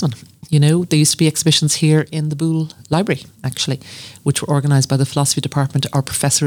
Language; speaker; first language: English; native; English